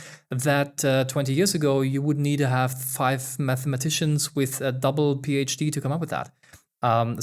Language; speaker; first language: English; non-native, fluent; German